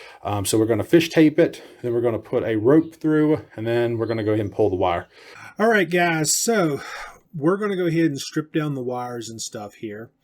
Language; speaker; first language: English; native; English